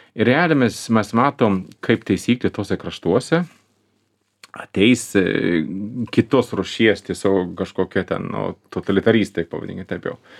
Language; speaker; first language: Lithuanian; non-native, fluent; Swedish